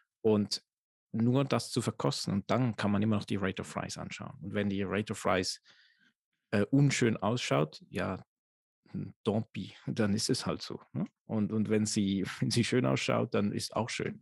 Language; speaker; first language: German; native; German